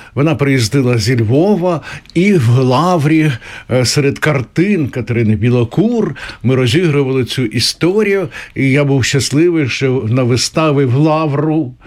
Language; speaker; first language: Ukrainian; native; Ukrainian